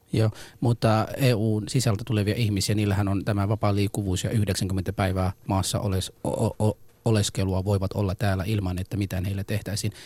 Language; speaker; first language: Finnish; early bilingual, other home language; Somali